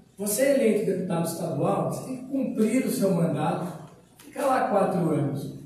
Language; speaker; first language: Portuguese; native; Portuguese